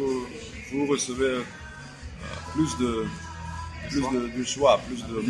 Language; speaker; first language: French; non-native, fluent; Russian